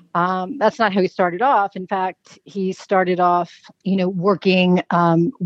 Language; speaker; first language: English; native; English